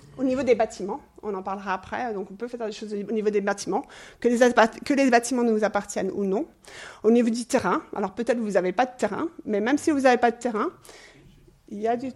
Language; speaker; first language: French; non-native, fluent; English